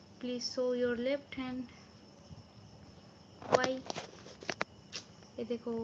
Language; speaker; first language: Hindi; non-native, local second language; Bangla